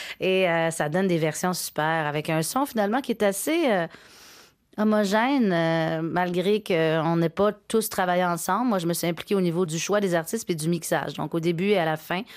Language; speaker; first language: French; native; French